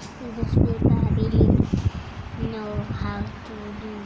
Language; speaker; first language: English; non-native, learner; Filipino